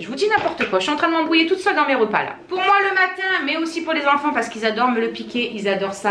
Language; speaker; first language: French; native; French